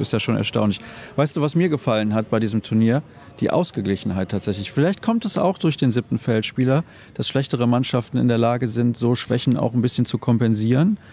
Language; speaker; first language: German; native; German